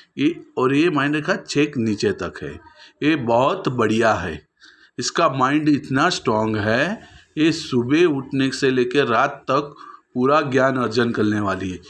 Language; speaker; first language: Hindi; non-native, local second language; Gujarati